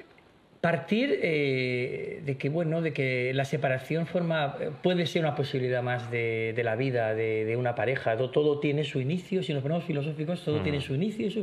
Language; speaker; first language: Spanish; native; Spanish